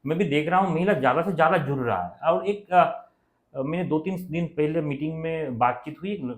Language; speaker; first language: Hindi; non-native, local second language; Bangla